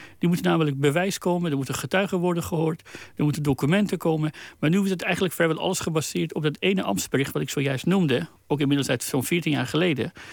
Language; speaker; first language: Dutch; non-native, fluent; Persian